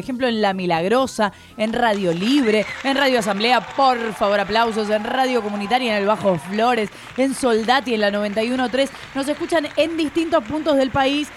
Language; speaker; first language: Spanish; native; Spanish